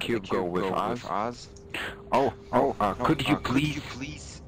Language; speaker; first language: English; non-native, learner; German